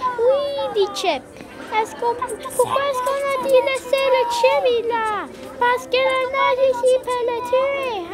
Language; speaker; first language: French; non-native, learner; English